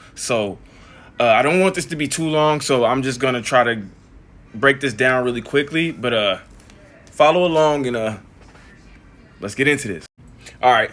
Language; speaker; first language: English; native; English